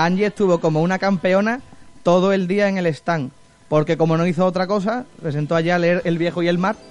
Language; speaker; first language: Spanish; native; Spanish